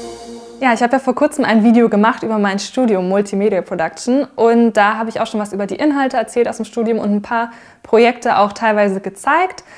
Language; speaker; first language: German; native; German